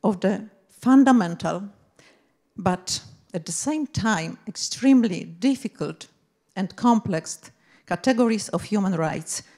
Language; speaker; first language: English; non-native, fluent; Polish